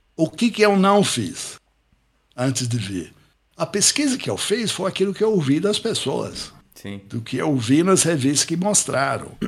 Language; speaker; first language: Portuguese; non-native, fluent; English